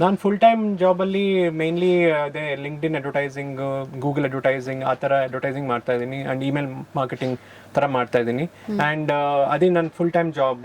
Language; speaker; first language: Kannada; non-native, learner; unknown